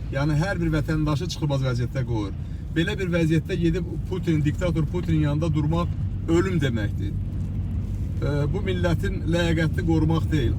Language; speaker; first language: Azerbaijani; native; Azerbaijani